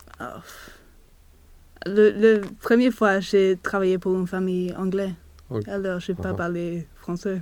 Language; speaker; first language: French; non-native, learner; Swedish